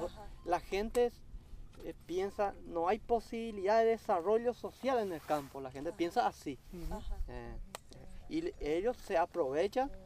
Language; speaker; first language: Spanish; non-native, local second language; Guarani